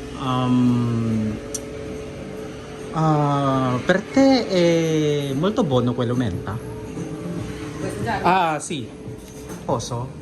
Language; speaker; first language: Italian; non-native, learner; Filipino